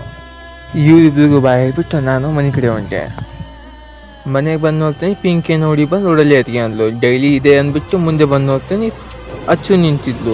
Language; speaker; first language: Kannada; native; Kannada